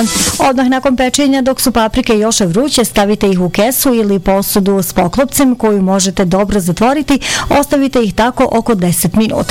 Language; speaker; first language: Bosnian; native; Bosnian